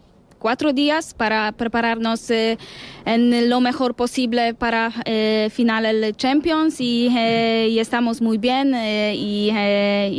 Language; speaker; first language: Spanish; non-native, learner; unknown